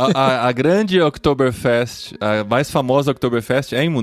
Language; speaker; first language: Portuguese; native; Portuguese